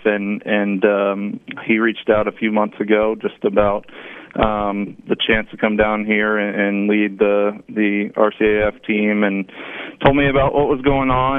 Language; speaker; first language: English; native; English